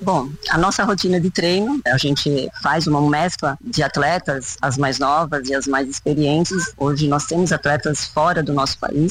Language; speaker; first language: Portuguese; native; Portuguese